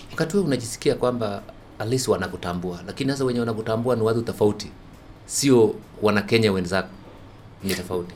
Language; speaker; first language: Swahili; non-native, local second language; Kalenjin